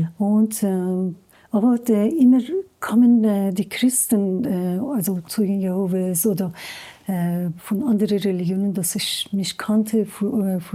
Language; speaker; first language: German; non-native, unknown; Persian